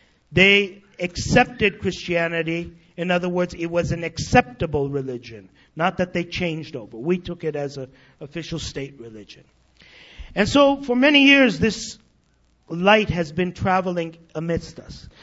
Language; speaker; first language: English; native; English